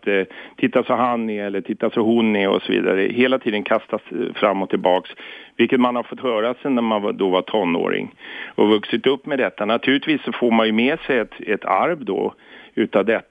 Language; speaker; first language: Swedish; native; Swedish